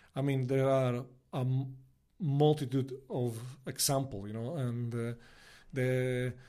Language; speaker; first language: English; non-native, fluent; Italian